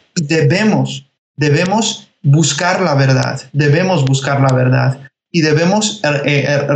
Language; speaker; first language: Spanish; early bilingual, other home language; Georgian